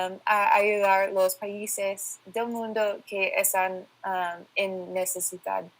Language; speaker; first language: Spanish; non-native, learner; English